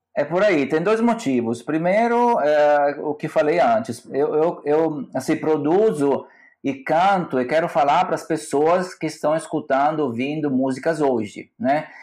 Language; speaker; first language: Portuguese; non-native, fluent; Italian